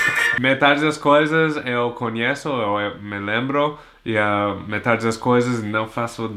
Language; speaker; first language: Portuguese; non-native, learner; English